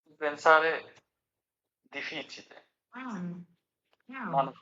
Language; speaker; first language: Italian; non-native, learner; Bangla